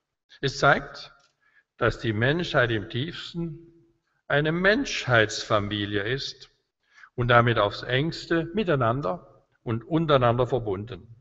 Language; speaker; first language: German; native; German